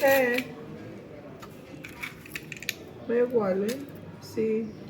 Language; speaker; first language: Italian; non-native, learner; Filipino